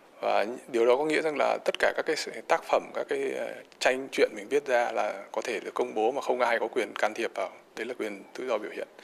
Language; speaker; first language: Vietnamese; native; Vietnamese